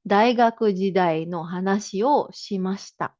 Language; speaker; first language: Japanese; non-native, fluent; Filipino